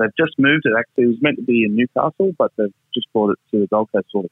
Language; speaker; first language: English; native; English